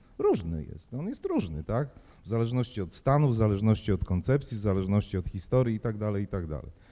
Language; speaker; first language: Polish; native; Polish